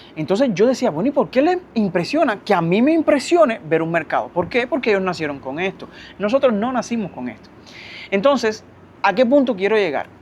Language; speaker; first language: Spanish; native; Spanish